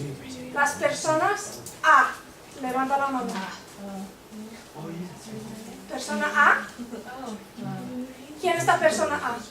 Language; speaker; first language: Spanish; non-native, fluent; English